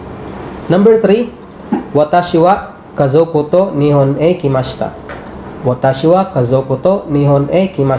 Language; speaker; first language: Japanese; non-native, fluent; English